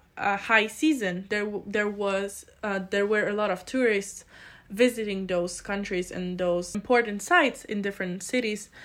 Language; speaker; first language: English; non-native, fluent; Polish